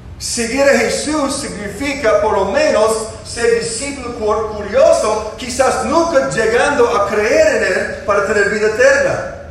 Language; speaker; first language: Spanish; non-native, fluent; English